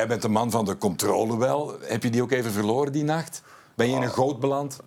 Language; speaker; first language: Dutch; native; Dutch